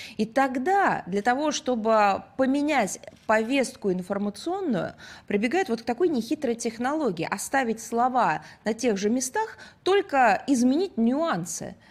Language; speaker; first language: Russian; native; Russian